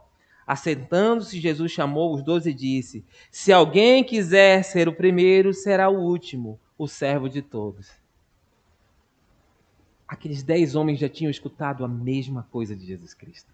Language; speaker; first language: Portuguese; native; Portuguese